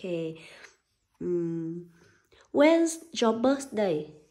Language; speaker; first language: English; non-native, learner; Vietnamese